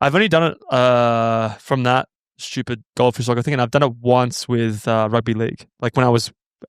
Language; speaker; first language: English; native; English